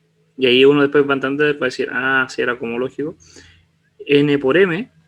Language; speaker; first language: Spanish; native; Spanish